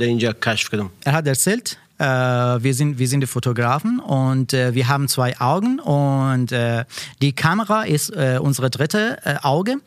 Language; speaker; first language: German; non-native, learner; Persian